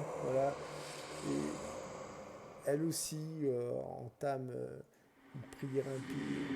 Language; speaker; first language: French; native; French